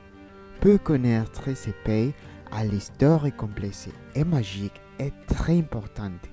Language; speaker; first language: French; non-native, learner; Spanish